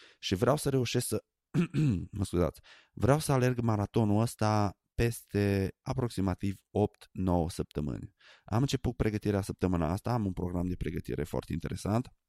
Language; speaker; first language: Romanian; native; Romanian